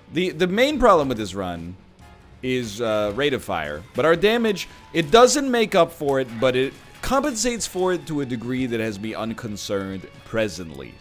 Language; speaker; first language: English; native; English